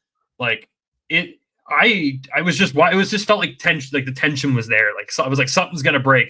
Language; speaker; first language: English; native; English